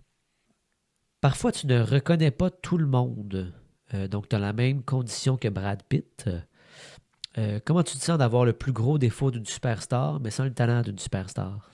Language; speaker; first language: French; native; French